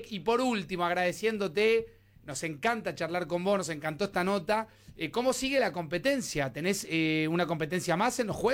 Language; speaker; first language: Spanish; native; Spanish